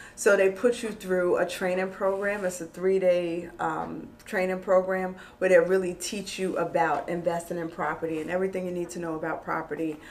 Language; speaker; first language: English; native; English